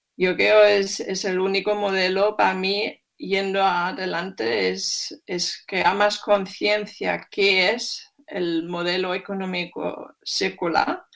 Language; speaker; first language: Spanish; non-native, fluent; German